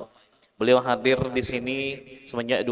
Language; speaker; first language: Indonesian; native; Indonesian